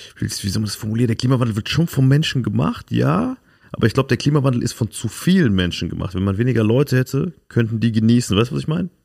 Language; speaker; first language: German; native; German